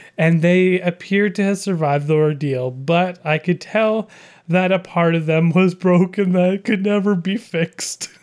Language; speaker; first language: English; native; English